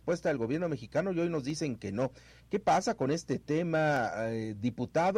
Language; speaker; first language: Spanish; native; Spanish